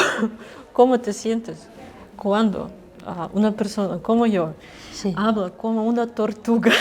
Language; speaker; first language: Spanish; non-native, learner; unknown